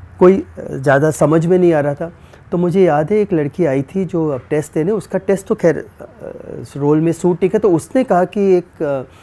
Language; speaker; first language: Hindi; native; Hindi